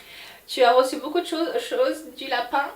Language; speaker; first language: French; native; French